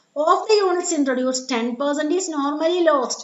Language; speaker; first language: English; non-native, local second language; Malayalam